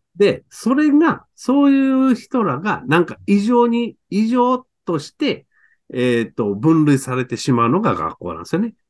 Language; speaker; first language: Japanese; native; Japanese